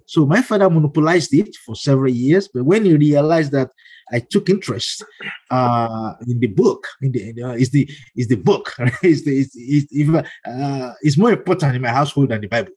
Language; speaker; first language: English; non-native, local second language; Yoruba